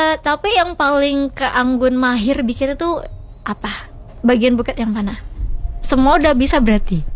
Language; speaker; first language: Indonesian; native; Indonesian